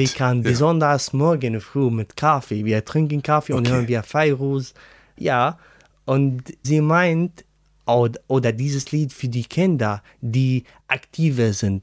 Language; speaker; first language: German; non-native, learner; Arabic